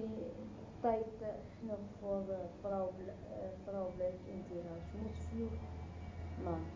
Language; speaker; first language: Dutch; non-native, learner; Arabic